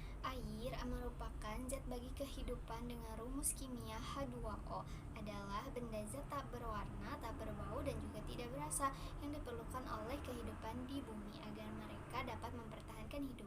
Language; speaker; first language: Indonesian; native; Indonesian